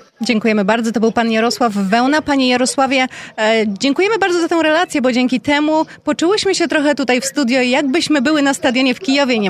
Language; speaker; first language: Polish; native; Polish